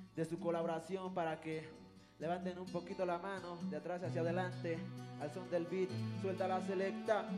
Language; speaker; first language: Spanish; non-native, local second language; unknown